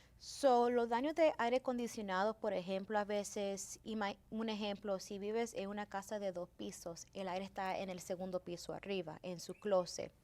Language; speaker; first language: Spanish; early bilingual, heritage; Spanish